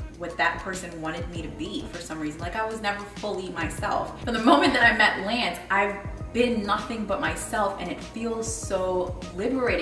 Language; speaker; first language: English; early bilingual, other home language; Spanish